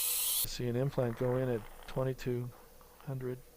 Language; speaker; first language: English; native; English